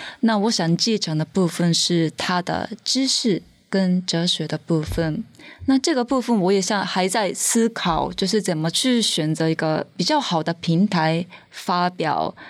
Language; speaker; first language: Chinese; non-native, fluent; Japanese